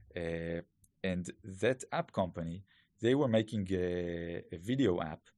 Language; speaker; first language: English; non-native, fluent; Hebrew